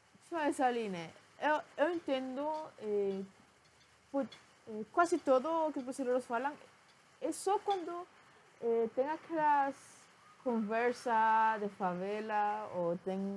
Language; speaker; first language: Portuguese; non-native, fluent; Spanish